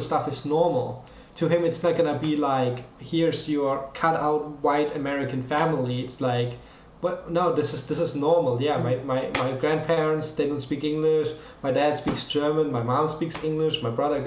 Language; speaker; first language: English; non-native, fluent; German